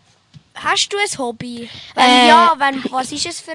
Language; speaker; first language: German; native; German